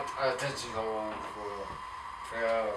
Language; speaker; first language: French; non-native, learner; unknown